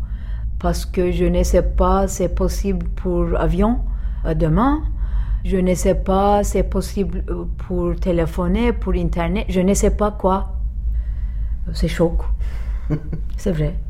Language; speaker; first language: French; non-native, learner; Turkish